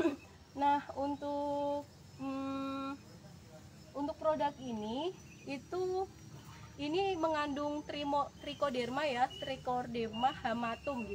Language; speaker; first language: Indonesian; native; Indonesian